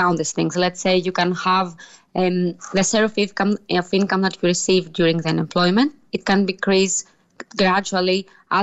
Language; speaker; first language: English; native; English